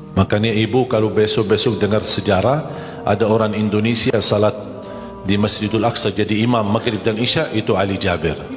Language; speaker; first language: Malay; non-native, fluent; Arabic